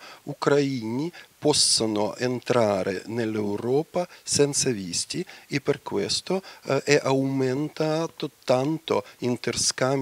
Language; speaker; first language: Italian; non-native, fluent; Ukrainian